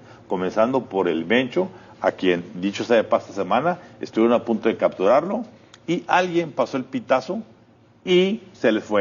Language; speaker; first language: Spanish; native; Spanish